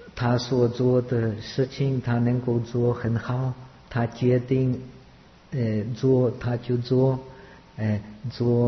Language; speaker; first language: Chinese; non-native, fluent; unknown